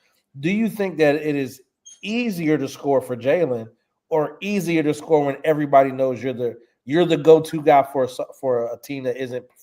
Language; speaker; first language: English; native; English